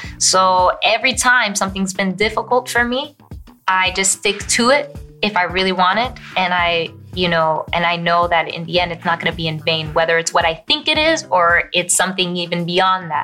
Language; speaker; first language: English; early bilingual, other home language; Spanish